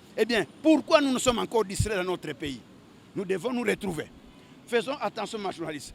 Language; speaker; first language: French; non-native, local second language; Lingala